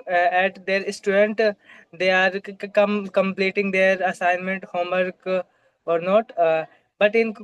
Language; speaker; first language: English; non-native, local second language; Hindi